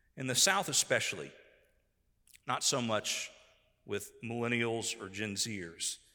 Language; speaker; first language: English; native; English